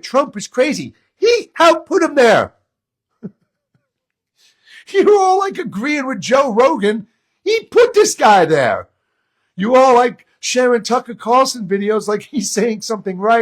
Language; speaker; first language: English; native; English